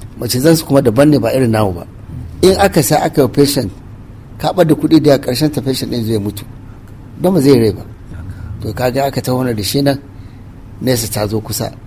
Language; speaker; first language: Hausa; non-native, local second language; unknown